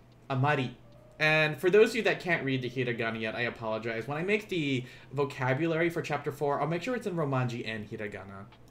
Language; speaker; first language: English; native; English